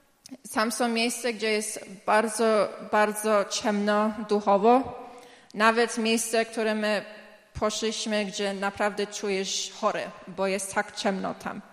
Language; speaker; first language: Polish; early bilingual, heritage; English